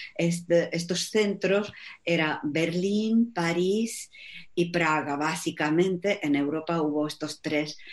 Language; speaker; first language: Spanish; non-native, fluent; Czech